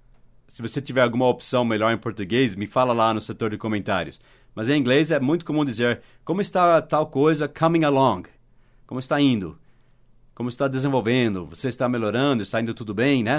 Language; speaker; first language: Portuguese; non-native, fluent; English